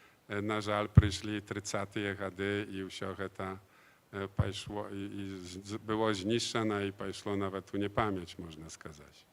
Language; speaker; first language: Polish; non-native, learner; Belarusian